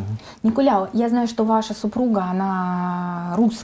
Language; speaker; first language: Russian; native; Russian